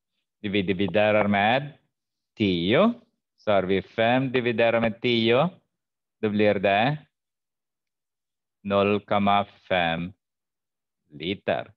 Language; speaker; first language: Swedish; non-native, fluent; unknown